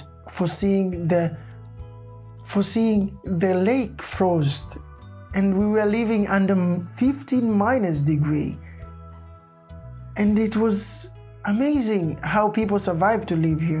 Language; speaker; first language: English; non-native, local second language; Swahili